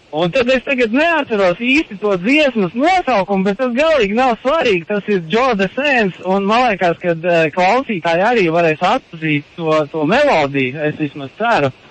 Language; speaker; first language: Latvian; native; Latvian